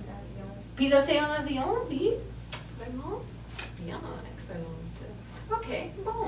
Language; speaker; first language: French; non-native, fluent; English